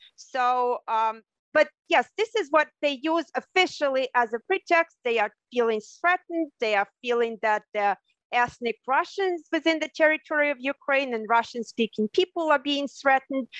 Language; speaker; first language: English; non-native, fluent; Russian